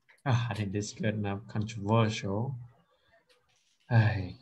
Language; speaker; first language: English; non-native, fluent; Vietnamese